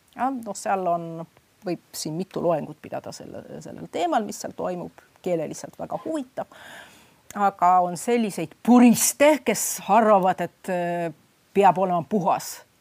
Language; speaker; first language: Estonian; non-native, fluent; Russian